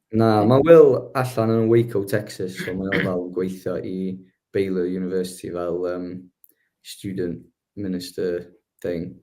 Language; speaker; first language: Welsh; native; Welsh